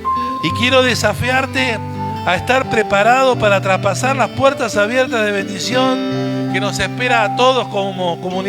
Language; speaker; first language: Spanish; native; Spanish